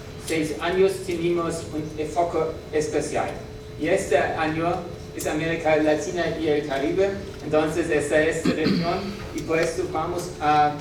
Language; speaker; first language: Spanish; non-native, learner; German